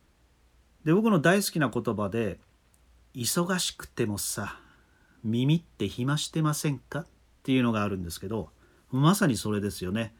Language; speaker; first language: Japanese; native; Japanese